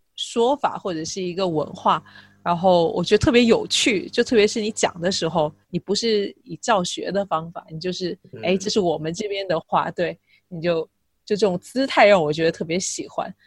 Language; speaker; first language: Chinese; non-native, local second language; Min Nan Chinese